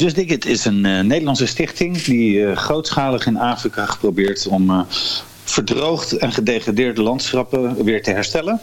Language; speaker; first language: Dutch; native; Dutch